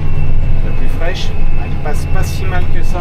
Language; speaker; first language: French; native; French